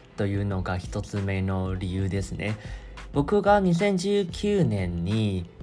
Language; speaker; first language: Japanese; non-native, fluent; Chinese